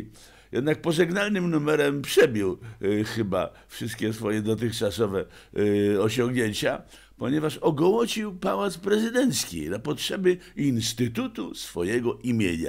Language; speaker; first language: Polish; native; Polish